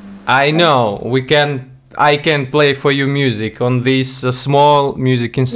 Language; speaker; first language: English; non-native, fluent; Russian